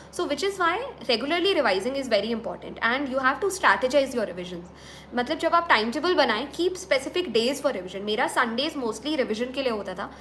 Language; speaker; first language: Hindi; native; Hindi